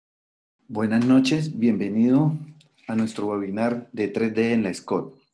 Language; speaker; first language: Spanish; native; Spanish